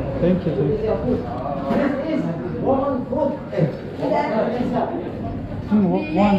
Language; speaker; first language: English; non-native, learner; Turkish